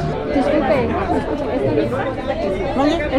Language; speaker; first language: Spanish; non-native, learner; Korean